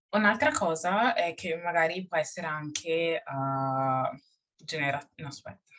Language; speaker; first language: Italian; early bilingual, other home language; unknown